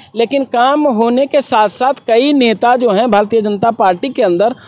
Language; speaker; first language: Hindi; native; Hindi